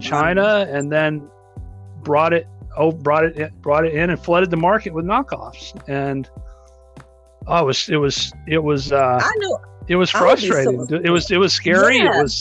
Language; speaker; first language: English; native; English